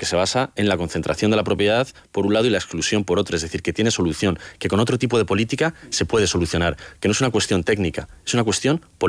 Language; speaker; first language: Spanish; native; Spanish